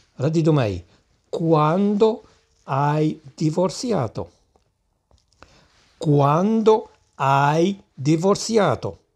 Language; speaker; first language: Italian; non-native, fluent; Arabic